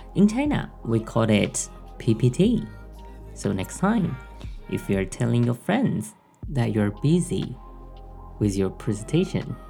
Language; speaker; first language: English; non-native, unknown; Chinese